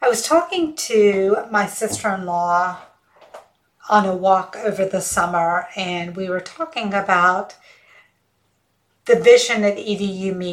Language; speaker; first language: English; early bilingual, other home language; Hindi